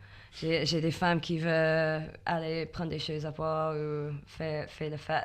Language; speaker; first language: French; non-native, fluent; English